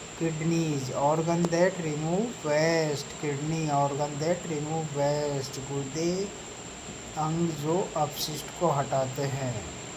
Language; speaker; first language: Hindi; native; Hindi